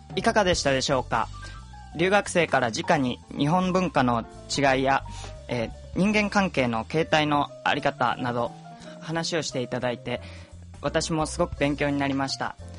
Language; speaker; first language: Japanese; native; Japanese